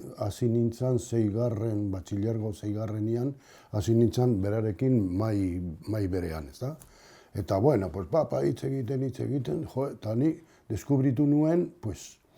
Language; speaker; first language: Basque; non-native, local second language; Spanish